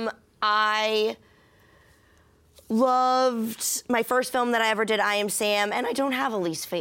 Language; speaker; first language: English; native; English